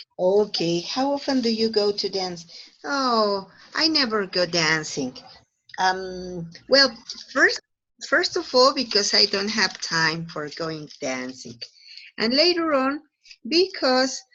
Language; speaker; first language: English; non-native, fluent; Spanish